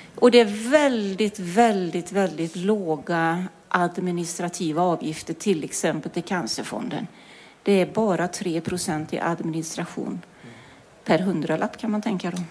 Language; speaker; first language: Swedish; native; Swedish